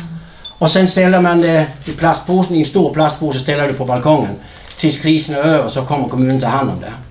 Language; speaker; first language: Swedish; non-native, fluent; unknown